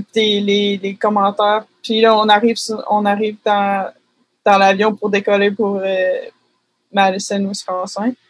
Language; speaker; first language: French; native; French